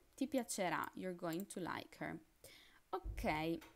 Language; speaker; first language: English; non-native, fluent; Italian